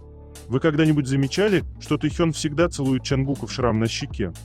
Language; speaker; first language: Russian; native; Russian